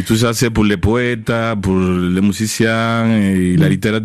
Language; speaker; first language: French; non-native, fluent; Spanish